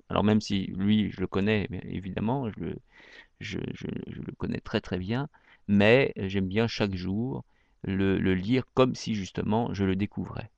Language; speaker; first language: French; native; French